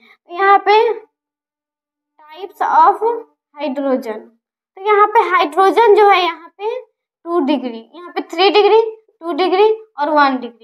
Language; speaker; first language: Hindi; native; Hindi